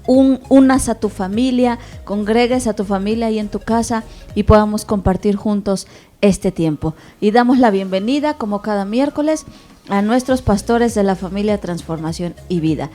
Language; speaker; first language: Spanish; native; Spanish